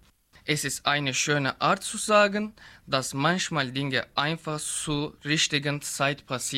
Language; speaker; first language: German; non-native, learner; Turkish